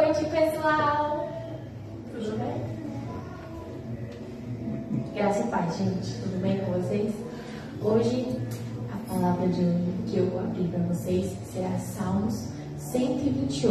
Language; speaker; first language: Portuguese; native; Portuguese